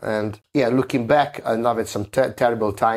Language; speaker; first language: English; non-native, fluent; Italian